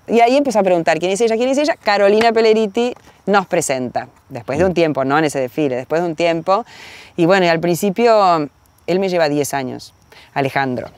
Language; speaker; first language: Spanish; native; Spanish